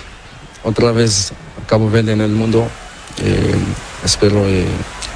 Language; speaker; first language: Spanish; non-native, learner; Portuguese